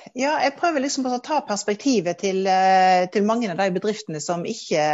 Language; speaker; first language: Norwegian; native; Norwegian